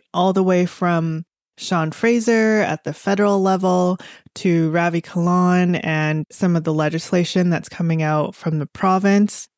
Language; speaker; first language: English; native; English